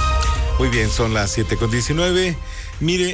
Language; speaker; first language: Spanish; native; Spanish